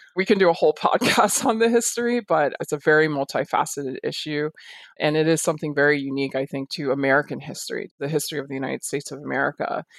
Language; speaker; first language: English; native; English